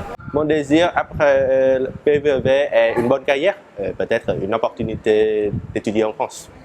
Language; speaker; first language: French; non-native, fluent; Vietnamese